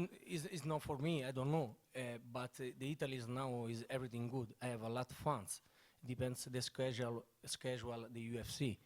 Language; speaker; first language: English; non-native, learner; Italian